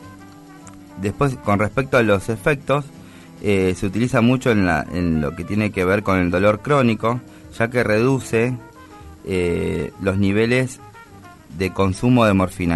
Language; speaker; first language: Spanish; native; Spanish